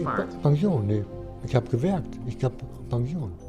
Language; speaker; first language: Dutch; non-native, learner; German